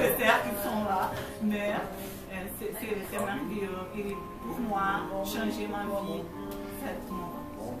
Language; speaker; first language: French; non-native, learner; Portuguese